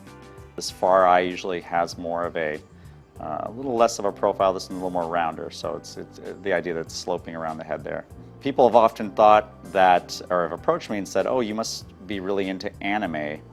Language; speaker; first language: English; native; English